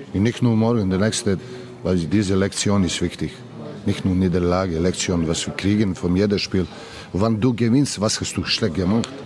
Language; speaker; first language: German; non-native, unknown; Serbian